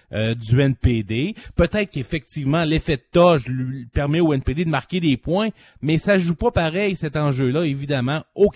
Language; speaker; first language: French; native; French